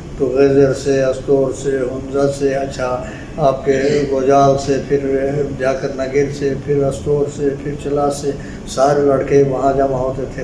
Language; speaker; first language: Urdu; non-native, local second language; Shina